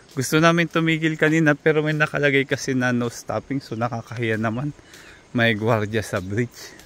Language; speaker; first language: Filipino; non-native, local second language; Waray